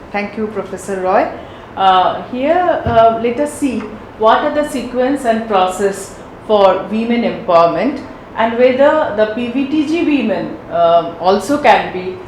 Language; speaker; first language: English; non-native, local second language; Bangla